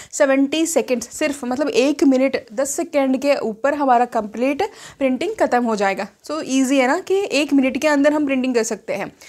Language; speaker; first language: Hindi; non-native, local second language; Telugu